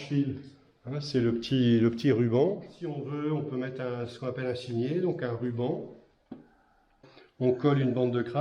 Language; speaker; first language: French; native; French